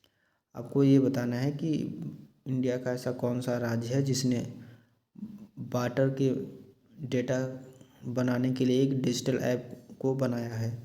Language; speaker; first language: Hindi; native; Hindi